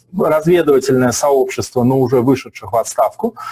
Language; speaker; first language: Russian; native; Russian